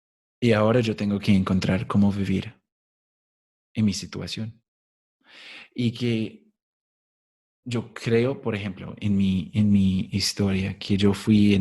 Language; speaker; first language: Spanish; non-native, fluent; English